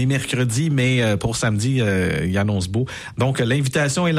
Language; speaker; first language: French; native; French